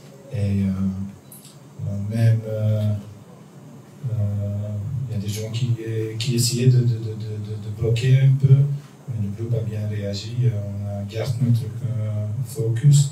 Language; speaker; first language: French; non-native, local second language; Dutch